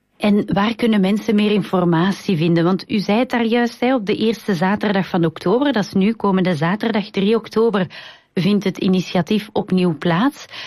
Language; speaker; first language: Dutch; native; Dutch